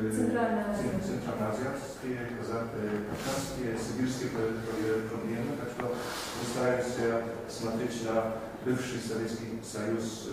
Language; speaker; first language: Russian; non-native, fluent; Polish